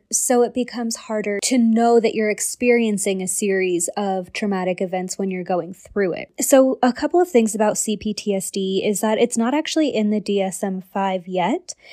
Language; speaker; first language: English; early bilingual, other home language; Hindi